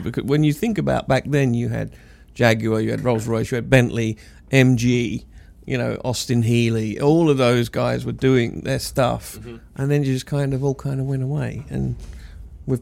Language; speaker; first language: English; native; English